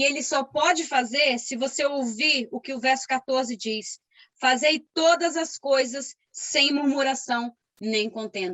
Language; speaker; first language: Portuguese; native; Portuguese